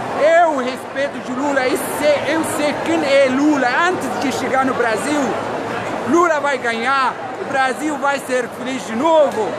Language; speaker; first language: Portuguese; non-native, learner; Arabic